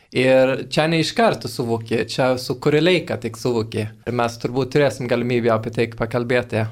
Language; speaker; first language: Lithuanian; non-native, fluent; Swedish